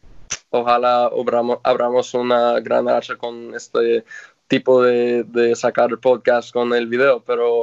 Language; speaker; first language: Spanish; non-native, fluent; English